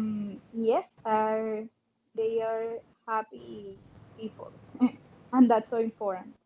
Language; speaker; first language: English; non-native, learner; Spanish